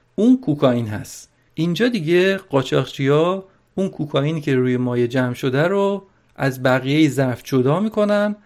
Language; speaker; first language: Persian; native; Persian